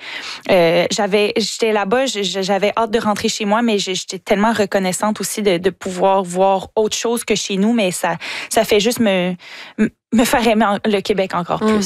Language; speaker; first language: French; native; French